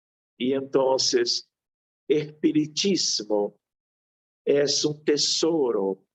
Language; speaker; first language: Spanish; non-native, fluent; Portuguese